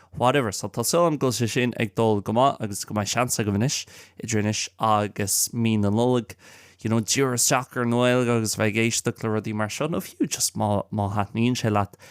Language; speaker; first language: Irish; non-native, local second language; English